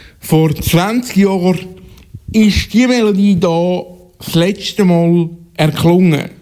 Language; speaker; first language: German; native; German